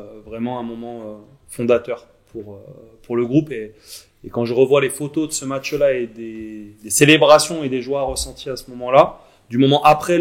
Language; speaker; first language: French; native; French